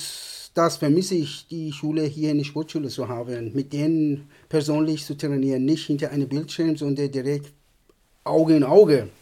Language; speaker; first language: German; non-native, fluent; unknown